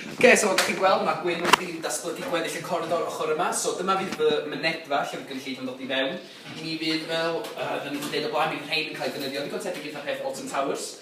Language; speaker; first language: Welsh; native; Welsh